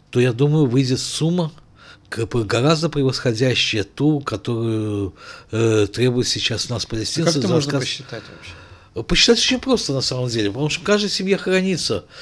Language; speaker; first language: Russian; native; Russian